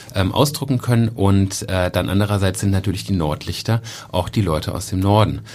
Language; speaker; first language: German; native; German